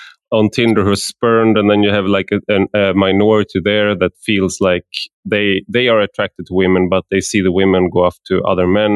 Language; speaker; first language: English; non-native, fluent; Swedish